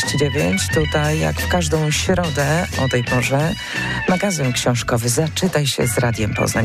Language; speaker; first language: Polish; native; Polish